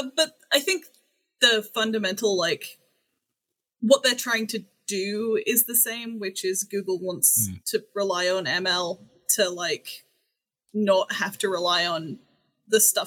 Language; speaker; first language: English; native; English